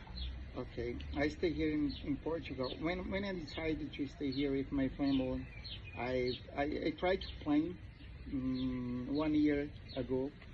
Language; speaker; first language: English; non-native, learner; Portuguese